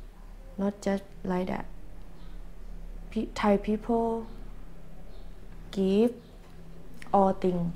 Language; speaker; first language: English; non-native, learner; Thai